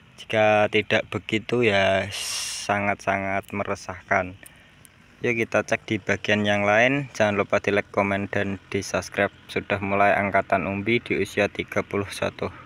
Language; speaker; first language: Indonesian; non-native, local second language; Javanese